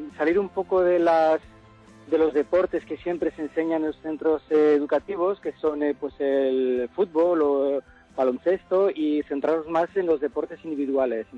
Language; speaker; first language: Spanish; non-native, fluent; French